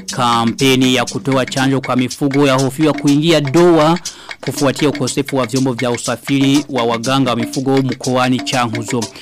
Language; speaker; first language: Swahili; non-native, local second language; Rundi